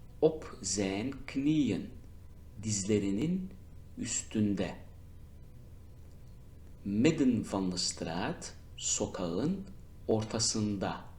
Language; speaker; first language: Dutch; non-native, fluent; Turkish